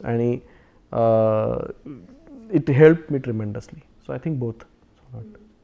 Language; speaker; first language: English; non-native, local second language; Marathi